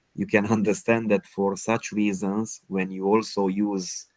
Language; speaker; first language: English; non-native, fluent; Romanian